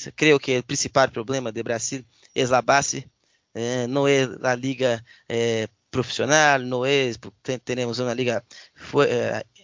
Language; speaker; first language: Spanish; non-native, learner; Portuguese